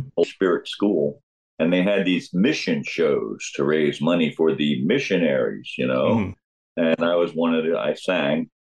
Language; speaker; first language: English; native; English